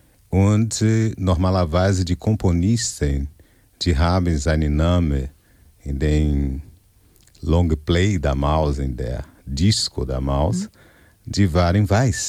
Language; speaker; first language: German; non-native, fluent; Portuguese